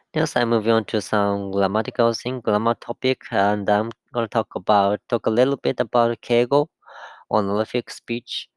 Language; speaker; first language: English; non-native, fluent; Japanese